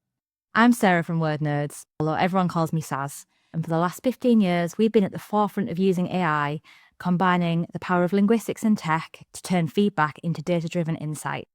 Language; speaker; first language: English; native; English